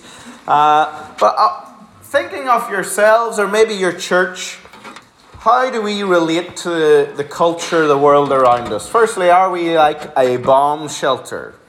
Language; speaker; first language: English; native; English